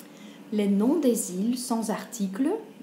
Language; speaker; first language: French; non-native, fluent; Dutch